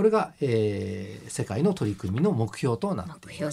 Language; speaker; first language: Japanese; native; Japanese